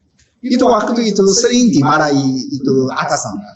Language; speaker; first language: Indonesian; non-native, learner; Japanese